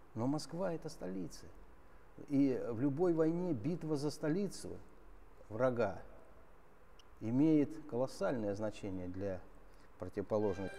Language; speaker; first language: Russian; native; Russian